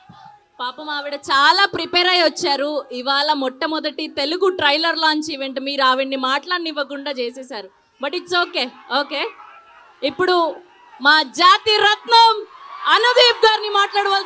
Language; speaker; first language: Telugu; native; Telugu